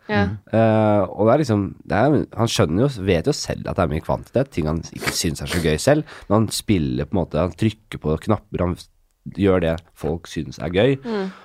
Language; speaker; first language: Norwegian; native; Norwegian